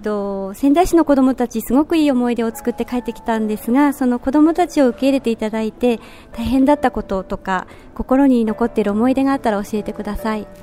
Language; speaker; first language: Japanese; native; Japanese